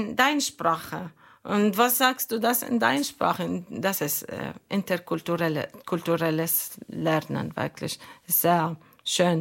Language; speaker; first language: German; non-native, learner; Arabic